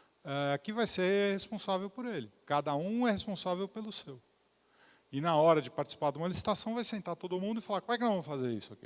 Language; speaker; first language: Portuguese; native; Portuguese